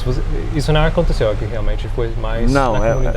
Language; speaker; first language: Portuguese; non-native, fluent; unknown